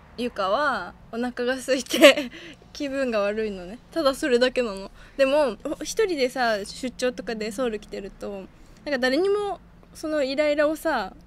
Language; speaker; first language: Japanese; native; Japanese